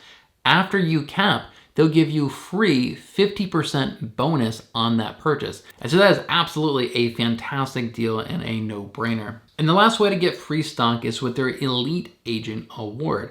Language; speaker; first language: English; native; English